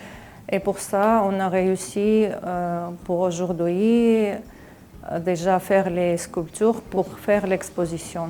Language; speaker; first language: French; non-native, learner; Armenian